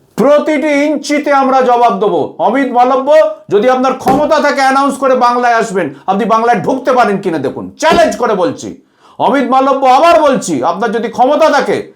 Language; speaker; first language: Bangla; native; Bangla